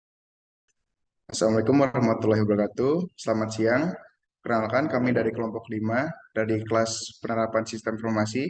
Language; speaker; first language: Indonesian; native; Indonesian